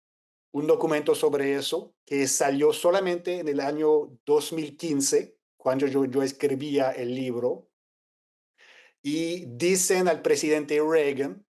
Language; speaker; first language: Spanish; non-native, fluent; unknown